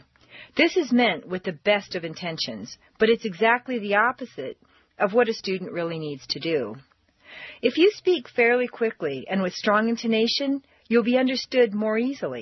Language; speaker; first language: English; native; English